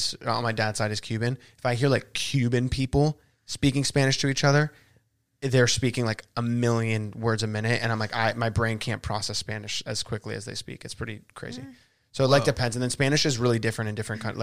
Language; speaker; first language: English; early bilingual, other home language; Spanish